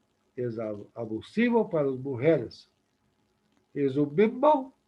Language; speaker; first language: Spanish; non-native, learner; English